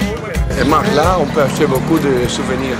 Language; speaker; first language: French; non-native, learner; Spanish